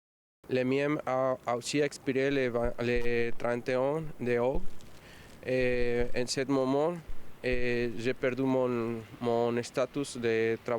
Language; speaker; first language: French; non-native, fluent; Spanish